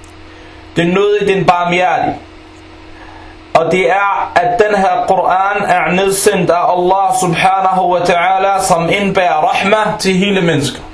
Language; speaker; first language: Danish; non-native, fluent; Arabic